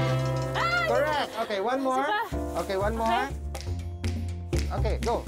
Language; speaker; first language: English; non-native, local second language; Filipino